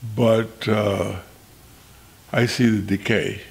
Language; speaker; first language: English; non-native, fluent; Spanish